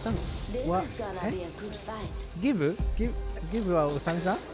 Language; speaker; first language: Japanese; non-native, learner; English